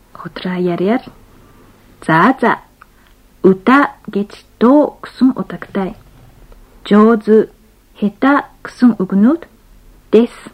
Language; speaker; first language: Mongolian; non-native, fluent; Japanese